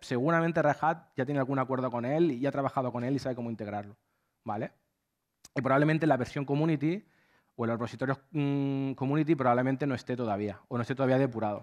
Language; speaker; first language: Spanish; native; Spanish